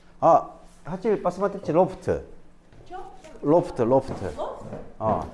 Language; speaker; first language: Russian; non-native, learner; Korean